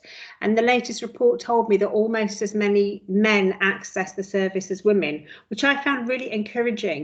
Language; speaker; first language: English; native; English